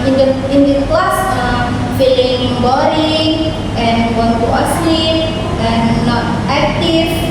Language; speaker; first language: English; non-native, learner; Indonesian